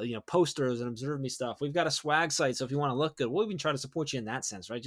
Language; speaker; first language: English; native; English